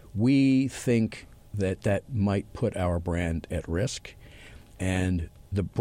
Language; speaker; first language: English; native; English